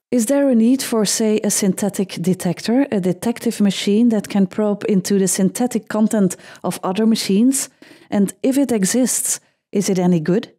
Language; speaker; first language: English; non-native, fluent; Dutch